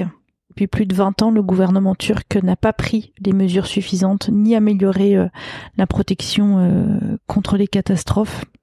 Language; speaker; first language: French; native; French